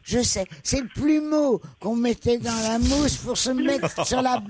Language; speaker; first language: French; native; French